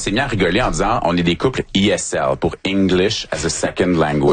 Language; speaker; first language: French; native; French